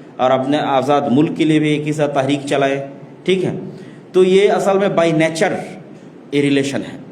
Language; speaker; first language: Urdu; non-native, fluent; Bangla